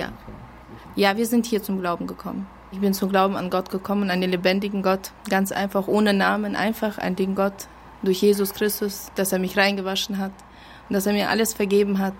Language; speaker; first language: German; early bilingual, heritage; German